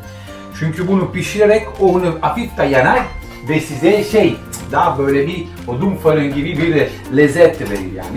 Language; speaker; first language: Turkish; non-native, fluent; Italian